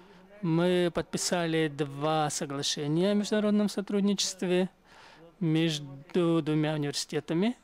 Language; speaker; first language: Russian; non-native, fluent; Chinese